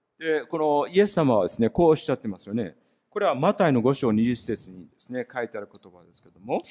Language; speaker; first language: Japanese; native; Japanese